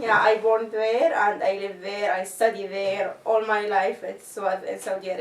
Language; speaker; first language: English; non-native, learner; Arabic